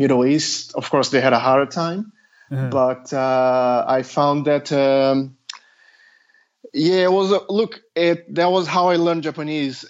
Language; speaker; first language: English; non-native, fluent; Portuguese